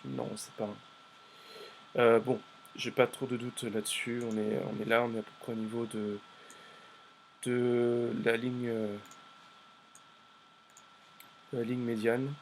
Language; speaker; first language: French; native; French